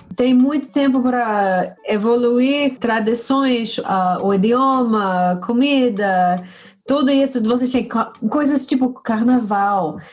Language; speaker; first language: Portuguese; non-native, learner; English